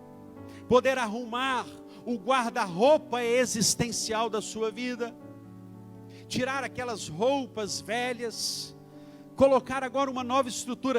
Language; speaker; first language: Portuguese; native; Portuguese